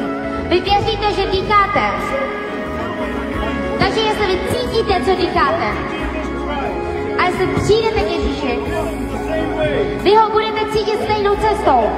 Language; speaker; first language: Czech; non-native, fluent; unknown